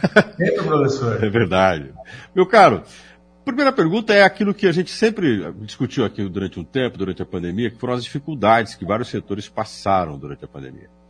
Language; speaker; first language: Portuguese; native; Portuguese